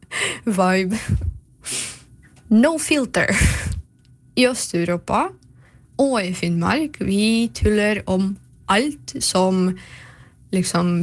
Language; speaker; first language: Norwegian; non-native, learner; Belarusian